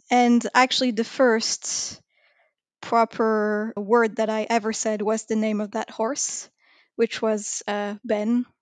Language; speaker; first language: English; non-native, fluent; French